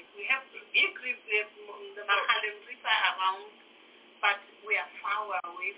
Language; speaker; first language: English; non-native, local second language; Southern Sotho